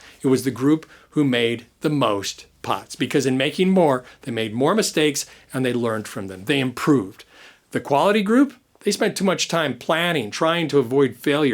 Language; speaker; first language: English; native; English